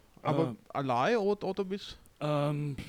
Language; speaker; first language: German; non-native, learner; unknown